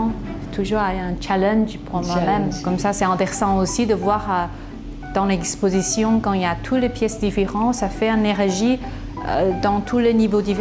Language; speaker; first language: French; non-native, fluent; Chinese